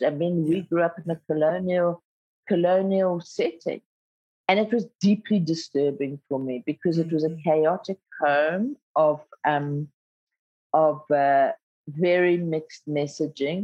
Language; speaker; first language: English; non-native, local second language; Zulu